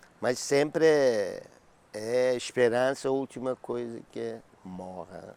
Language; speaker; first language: Portuguese; non-native, learner; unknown